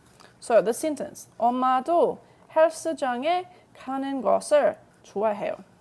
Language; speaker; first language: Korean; non-native, fluent; English